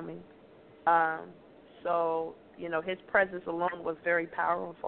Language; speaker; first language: English; native; English